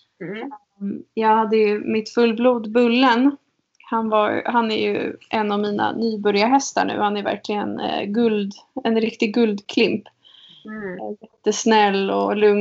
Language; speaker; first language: Swedish; native; Swedish